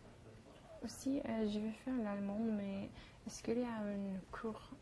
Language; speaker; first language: French; non-native, fluent; English